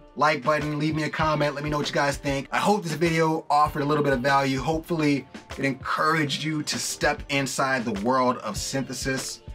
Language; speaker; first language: English; native; English